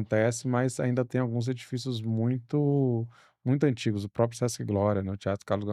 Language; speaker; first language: Portuguese; native; Portuguese